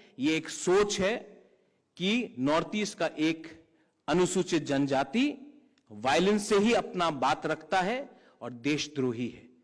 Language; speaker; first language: Hindi; non-native, local second language; Kok Borok